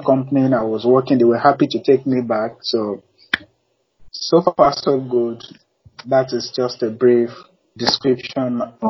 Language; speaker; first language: English; non-native, local second language; Yoruba